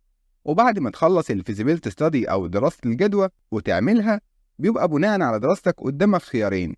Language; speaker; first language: Arabic; native; Arabic